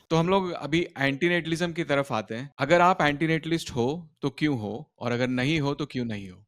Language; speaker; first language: Hindi; non-native, local second language; Marathi